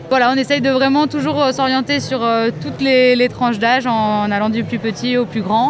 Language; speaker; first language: French; native; French